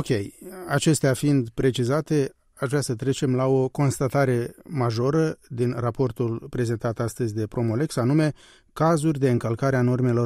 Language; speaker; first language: Romanian; native; Romanian